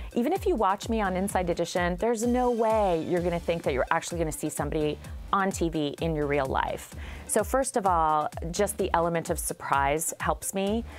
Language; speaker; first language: English; native; English